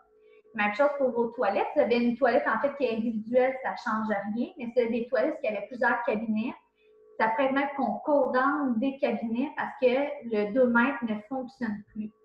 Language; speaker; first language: French; native; French